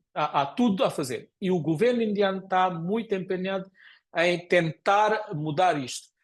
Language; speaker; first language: Portuguese; non-native, fluent; Konkani